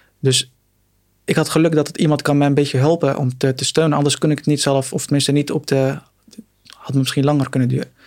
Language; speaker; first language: Dutch; non-native, fluent; Arabic